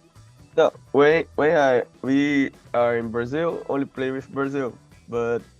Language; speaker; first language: English; non-native, learner; Portuguese